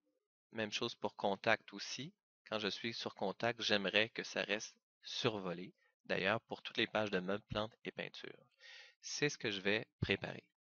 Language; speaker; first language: French; native; French